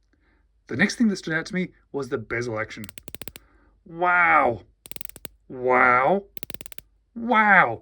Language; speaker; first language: English; native; English